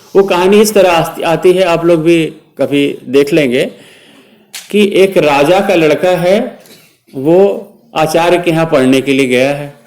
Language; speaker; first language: Hindi; native; Hindi